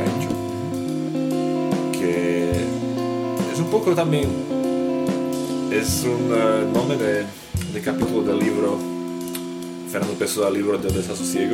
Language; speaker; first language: Spanish; non-native, fluent; Slovak